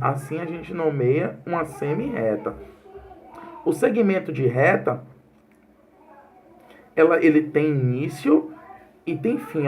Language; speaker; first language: Portuguese; native; Portuguese